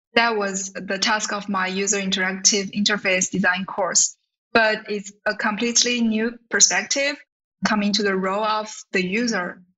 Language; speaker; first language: English; non-native, fluent; Chinese